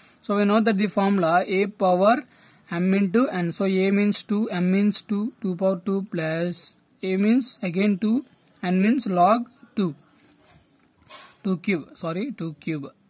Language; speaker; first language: English; non-native, local second language; Telugu